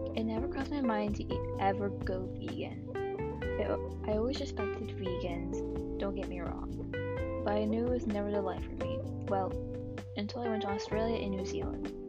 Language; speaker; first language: English; native; English